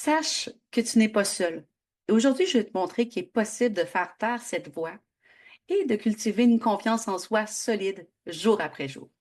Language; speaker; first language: French; native; French